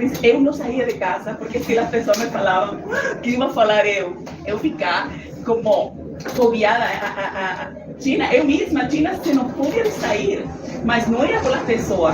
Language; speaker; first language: Portuguese; non-native, learner; Spanish